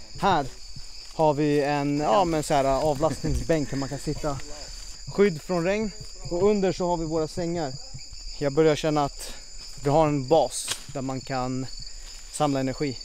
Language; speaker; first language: Swedish; native; Swedish